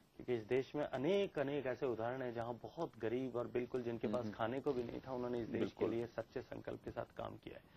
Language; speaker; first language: Hindi; native; Hindi